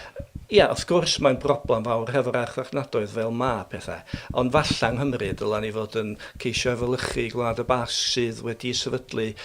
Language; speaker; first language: Welsh; native; Welsh